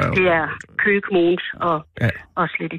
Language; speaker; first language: Danish; native; Danish